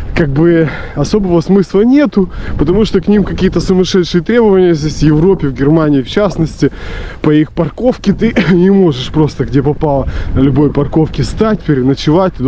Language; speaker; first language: Russian; native; Russian